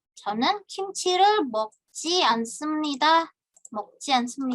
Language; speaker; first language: Korean; non-native, fluent; Indonesian